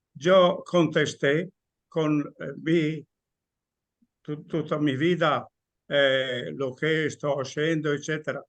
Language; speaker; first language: Spanish; non-native, learner; Italian